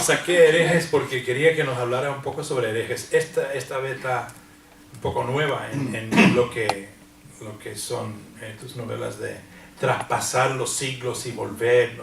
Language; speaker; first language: Spanish; non-native, fluent; English